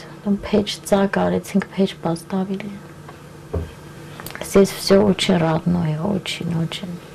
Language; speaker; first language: Russian; non-native, local second language; Armenian